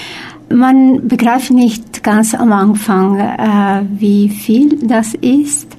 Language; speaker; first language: German; non-native, fluent; Spanish